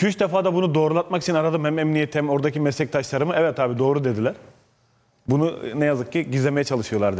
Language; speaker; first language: Turkish; native; Turkish